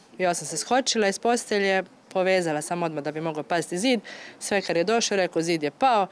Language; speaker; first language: Croatian; native; Croatian